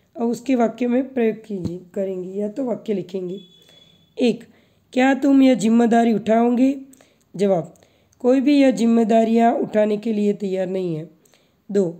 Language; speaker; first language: Hindi; non-native, local second language; Gujarati